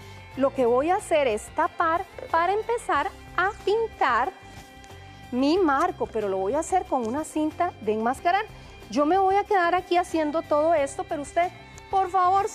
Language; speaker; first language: Spanish; native; Spanish